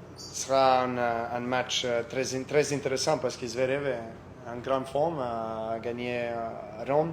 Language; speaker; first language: French; non-native, fluent; Serbian